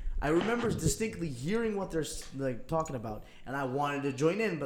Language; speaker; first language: English; non-native, fluent; Papiamento